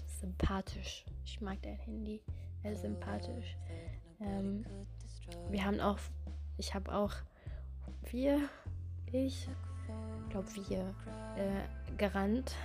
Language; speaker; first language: German; non-native, fluent; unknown